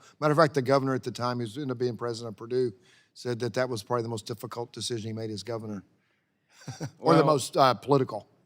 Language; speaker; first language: English; native; English